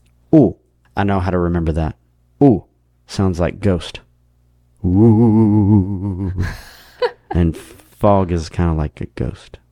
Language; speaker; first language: English; native; English